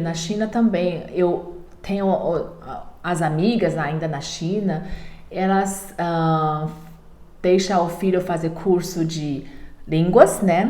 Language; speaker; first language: Portuguese; non-native, learner; Chinese